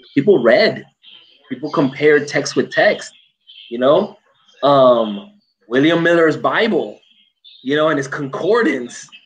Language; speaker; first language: English; native; English